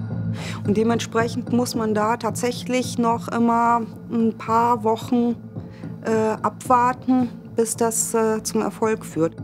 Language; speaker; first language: German; native; German